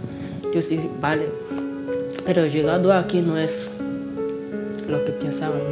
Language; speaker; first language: Spanish; non-native, learner; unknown